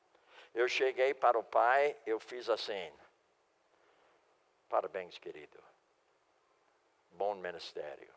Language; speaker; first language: Portuguese; non-native, fluent; English